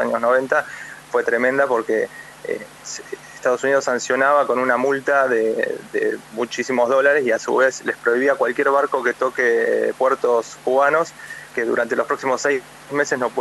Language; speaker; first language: Spanish; native; Spanish